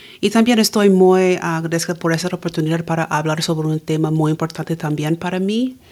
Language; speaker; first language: Spanish; non-native, fluent; English